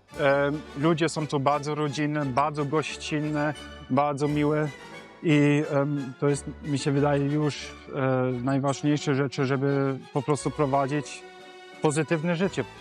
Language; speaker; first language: Polish; non-native, learner; German